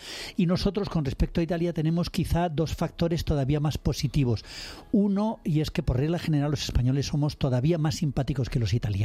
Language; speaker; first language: Spanish; native; Spanish